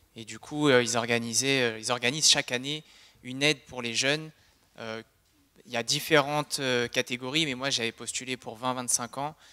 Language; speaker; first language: French; native; French